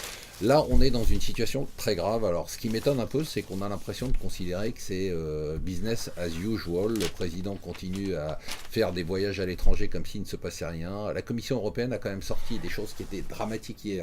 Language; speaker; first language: French; native; French